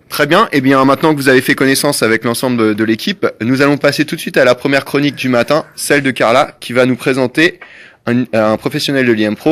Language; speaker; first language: French; native; French